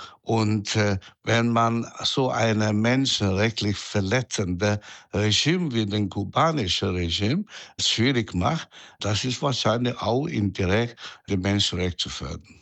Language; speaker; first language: German; non-native, fluent; Chinese